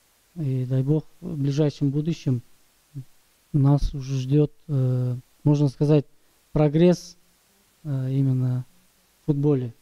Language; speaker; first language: Russian; non-native, local second language; Kyrgyz